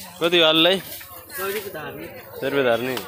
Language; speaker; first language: Nepali; native; Nepali